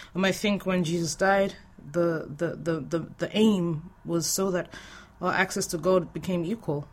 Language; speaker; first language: English; non-native, local second language; Yoruba